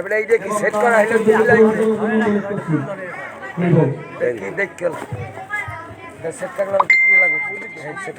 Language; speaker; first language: Bangla; native; Bangla